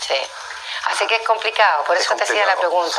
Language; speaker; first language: Spanish; native; Spanish